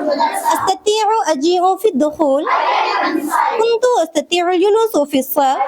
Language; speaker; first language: Arabic; non-native, learner; Urdu